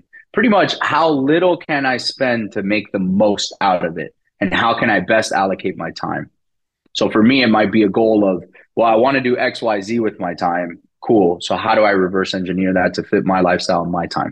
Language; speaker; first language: English; early bilingual, other home language; Spanish